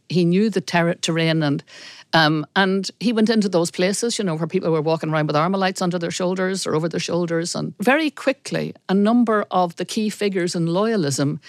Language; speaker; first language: English; native; English